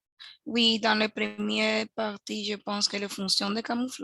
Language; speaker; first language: French; non-native, learner; Spanish